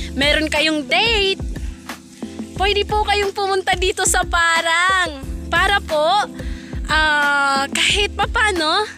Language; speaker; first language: Filipino; non-native, local second language; Masbatenyo